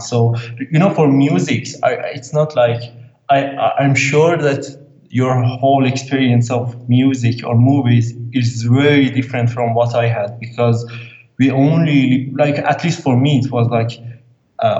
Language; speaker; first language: English; non-native, fluent; Persian